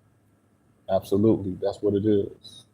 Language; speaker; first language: English; native; English